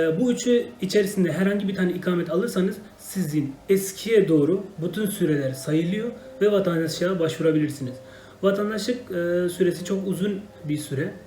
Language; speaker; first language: Turkish; non-native, fluent; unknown